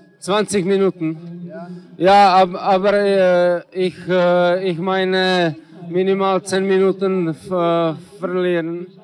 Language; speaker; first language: German; non-native, learner; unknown